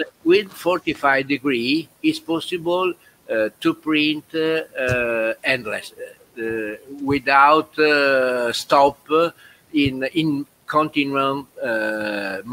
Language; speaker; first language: English; non-native, learner; Italian